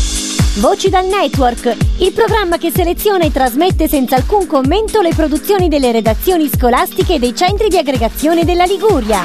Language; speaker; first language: Italian; native; Italian